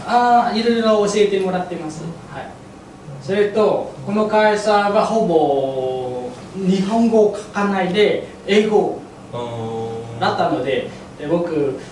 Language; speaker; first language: Japanese; non-native, learner; Vietnamese